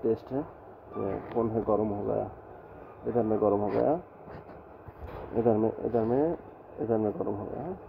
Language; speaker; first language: Hindi; non-native, learner; Bangla